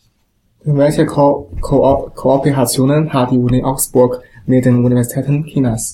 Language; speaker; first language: German; non-native, learner; Chinese